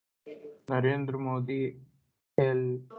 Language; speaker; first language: Spanish; non-native, learner; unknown